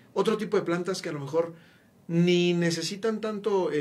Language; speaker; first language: Spanish; native; Spanish